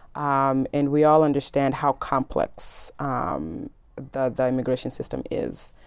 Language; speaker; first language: English; early bilingual, other home language; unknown